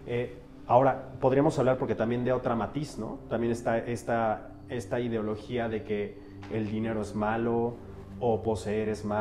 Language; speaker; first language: Spanish; native; Spanish